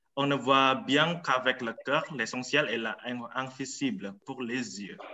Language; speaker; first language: French; non-native, learner; Indonesian